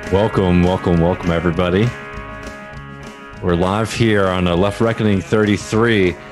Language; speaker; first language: English; native; English